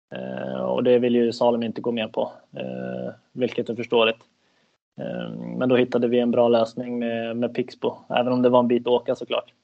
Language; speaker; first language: Swedish; native; Swedish